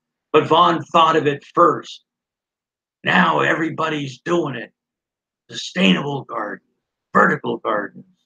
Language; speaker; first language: English; native; English